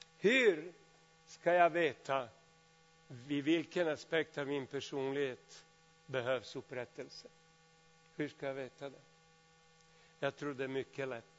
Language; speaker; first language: Swedish; non-native, fluent; Serbian